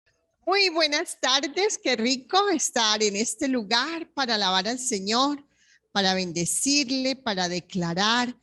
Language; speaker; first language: Spanish; native; Spanish